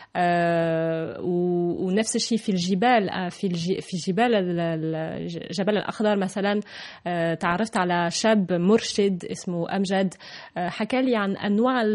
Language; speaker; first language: Arabic; non-native, fluent; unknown